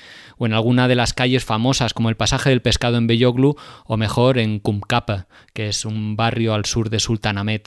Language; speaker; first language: Spanish; native; Spanish